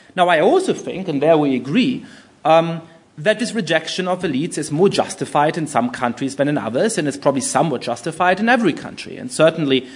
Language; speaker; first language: English; non-native, fluent; German